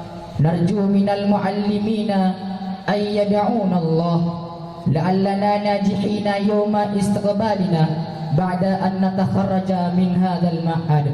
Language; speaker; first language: Arabic; non-native, learner; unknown